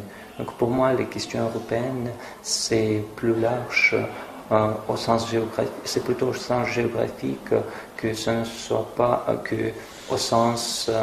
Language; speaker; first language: French; non-native, fluent; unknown